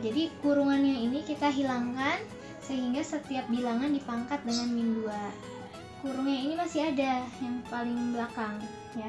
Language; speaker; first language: Indonesian; native; Indonesian